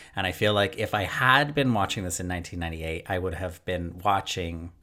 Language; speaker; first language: English; native; English